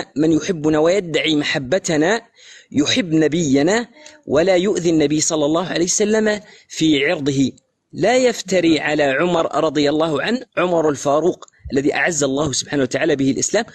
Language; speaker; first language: Arabic; native; Arabic